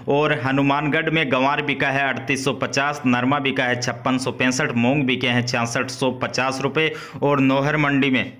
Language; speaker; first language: Hindi; native; Hindi